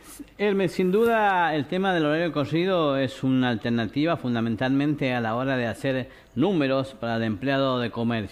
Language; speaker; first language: Spanish; native; Spanish